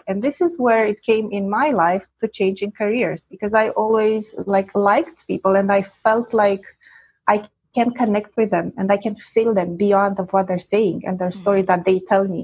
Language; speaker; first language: English; non-native, fluent; Romanian